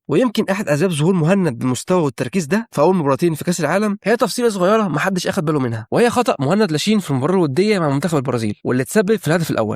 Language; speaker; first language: Arabic; native; Arabic